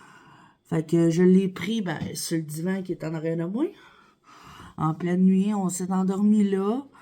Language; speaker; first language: French; native; French